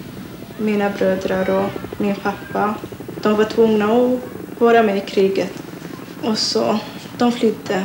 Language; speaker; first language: Swedish; non-native, learner; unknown